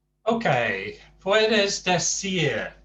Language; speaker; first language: Spanish; non-native, fluent; English